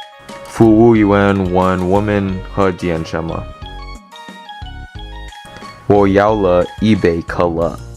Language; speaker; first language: Chinese; non-native, learner; English